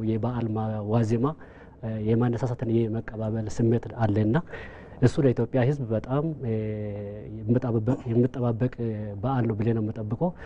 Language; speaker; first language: Amharic; non-native, local second language; Oromo